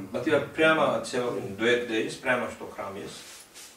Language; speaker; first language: Russian; non-native, learner; Hindi